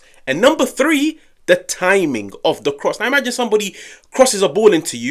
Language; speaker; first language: English; native; English